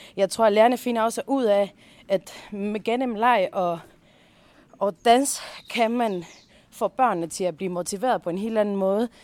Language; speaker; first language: Danish; early bilingual, heritage; Spanish